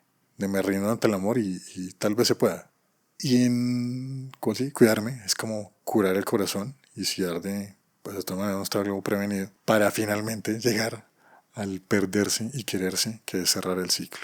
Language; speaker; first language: Spanish; native; Spanish